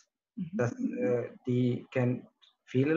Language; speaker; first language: German; non-native, learner; Tamil